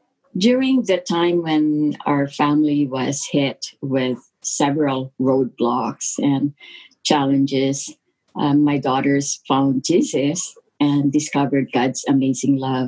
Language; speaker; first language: English; non-native, local second language; Filipino